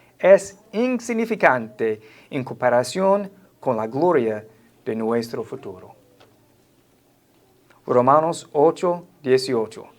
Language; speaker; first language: Spanish; non-native, fluent; English